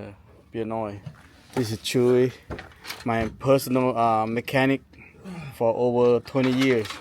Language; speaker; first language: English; non-native, fluent; Lao